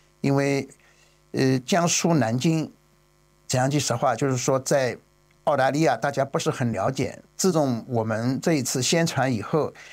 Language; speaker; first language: Chinese; native; Chinese